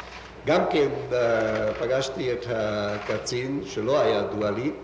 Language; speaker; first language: Hebrew; non-native, fluent; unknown